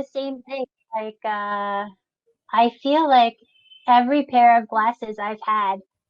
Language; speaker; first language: English; non-native, local second language; French